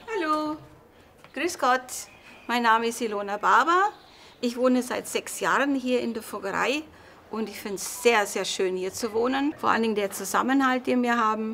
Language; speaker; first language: German; native; German